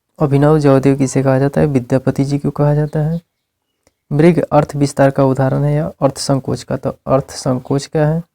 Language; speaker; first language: Hindi; native; Hindi